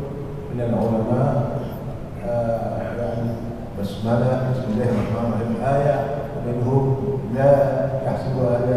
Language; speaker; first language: Arabic; non-native, fluent; Indonesian